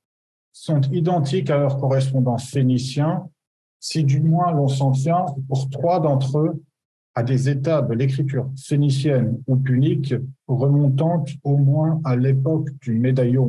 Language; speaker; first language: French; native; French